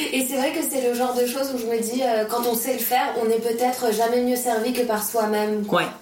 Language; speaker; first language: French; native; French